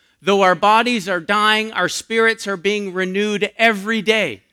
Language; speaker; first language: English; native; English